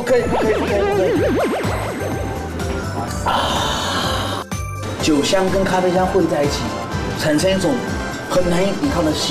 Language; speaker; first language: Chinese; native; Chinese